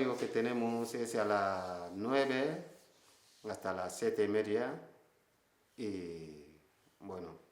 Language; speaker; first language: Spanish; non-native, learner; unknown